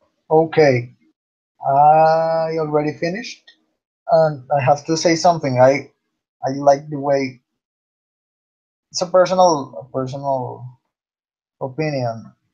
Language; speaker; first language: English; non-native, learner; Spanish